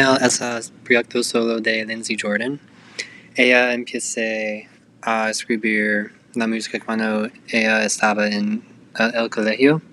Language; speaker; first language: Spanish; non-native, learner; English